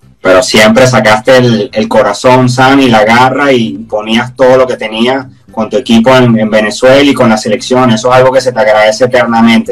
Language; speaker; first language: Spanish; native; Spanish